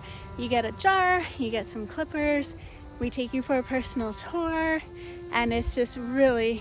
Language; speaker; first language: English; native; English